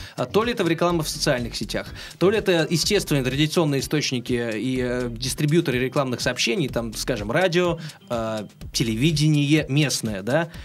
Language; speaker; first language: Russian; native; Russian